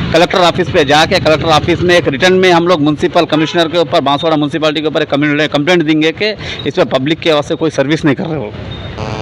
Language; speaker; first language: Hindi; non-native, local second language; Urdu